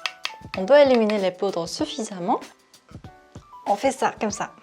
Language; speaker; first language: French; non-native, fluent; Korean